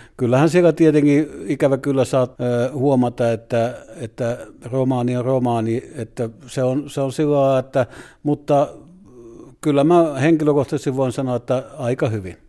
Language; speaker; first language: Finnish; native; Finnish